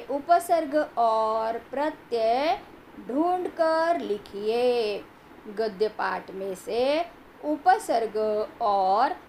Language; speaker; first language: Hindi; non-native, local second language; Marathi